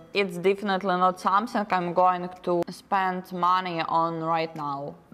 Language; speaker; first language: English; non-native, learner; Ukrainian